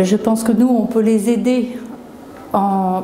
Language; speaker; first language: French; native; French